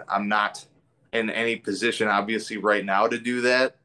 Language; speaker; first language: English; native; English